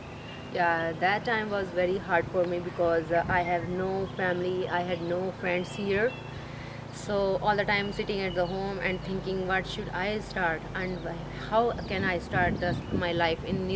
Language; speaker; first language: English; non-native, learner; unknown